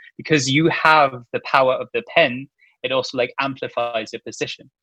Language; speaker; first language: English; non-native, fluent; Luxembourgish